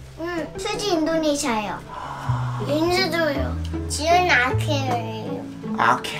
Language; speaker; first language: Korean; early bilingual, other home language; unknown